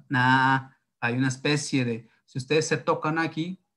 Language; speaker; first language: Spanish; non-native, local second language; Zapotec